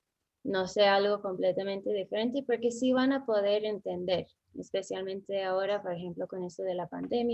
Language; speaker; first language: Spanish; non-native, fluent; English